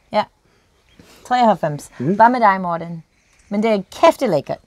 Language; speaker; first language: Danish; non-native, learner; English